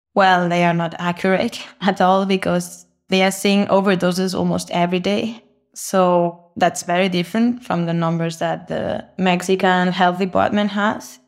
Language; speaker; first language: English; non-native, fluent; Spanish